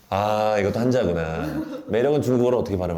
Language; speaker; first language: Korean; native; Korean